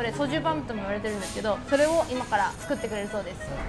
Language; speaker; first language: Japanese; native; Japanese